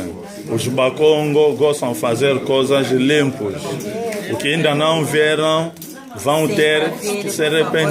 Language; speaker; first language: Portuguese; non-native, local second language; Kongo